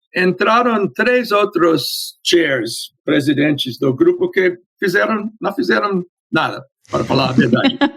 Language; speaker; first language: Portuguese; non-native, fluent; English